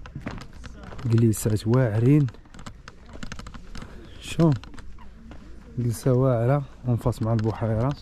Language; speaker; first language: Arabic; native; Arabic